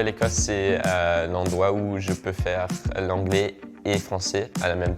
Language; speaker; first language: French; non-native, learner; German